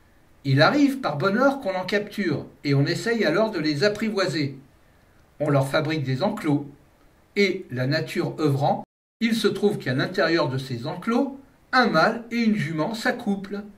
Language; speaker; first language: French; native; French